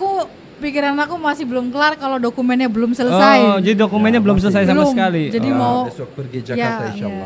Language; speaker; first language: Indonesian; native; Indonesian